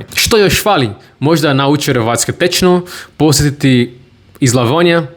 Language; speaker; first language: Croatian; non-native, learner; Portuguese